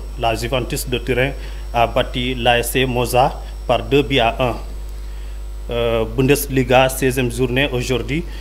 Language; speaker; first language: French; non-native, local second language; Fula